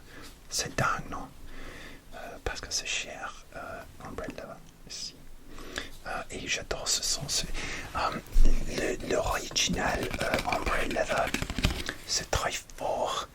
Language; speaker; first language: French; non-native, learner; English